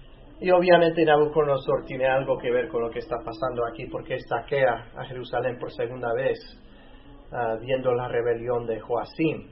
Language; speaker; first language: Spanish; native; Spanish